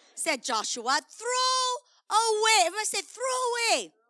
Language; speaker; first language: English; early bilingual, other home language; Korean